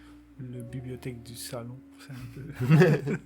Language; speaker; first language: French; non-native, local second language; Dutch